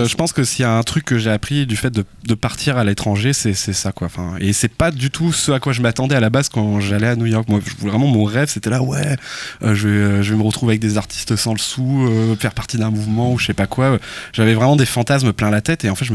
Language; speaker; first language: French; native; French